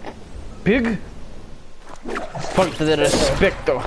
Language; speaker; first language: Spanish; non-native, learner; English